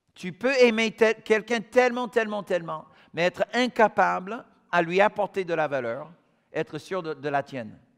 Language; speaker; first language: French; non-native, fluent; English